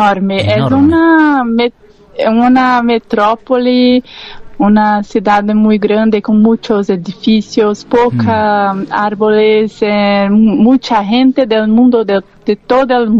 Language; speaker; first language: Spanish; non-native, learner; Portuguese